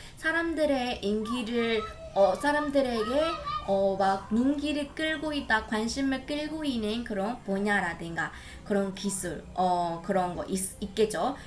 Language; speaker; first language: Korean; non-native, fluent; Burmese